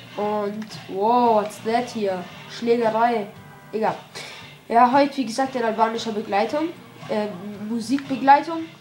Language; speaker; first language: German; early bilingual, other home language; Albanian